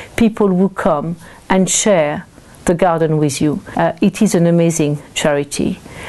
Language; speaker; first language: English; non-native, fluent; French